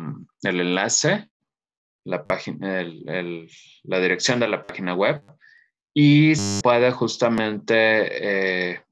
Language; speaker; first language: Spanish; native; Spanish